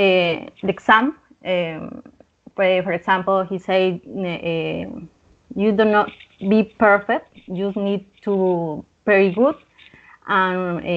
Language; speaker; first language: English; non-native, learner; Spanish